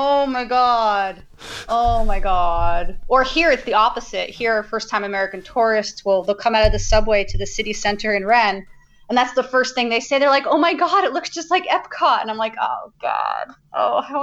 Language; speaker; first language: English; native; English